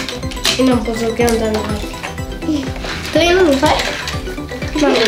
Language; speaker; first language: Persian; early bilingual, heritage; Persian